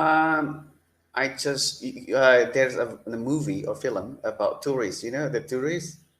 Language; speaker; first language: English; non-native, learner; Indonesian